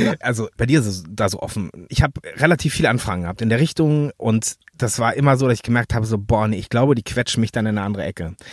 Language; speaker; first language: German; native; German